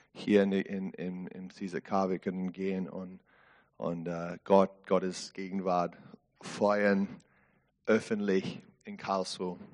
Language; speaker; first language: German; non-native, learner; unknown